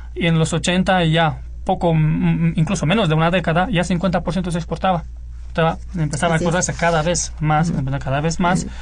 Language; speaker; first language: Spanish; non-native, fluent; Romanian